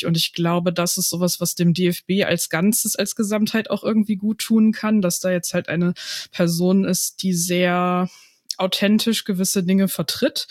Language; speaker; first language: German; native; German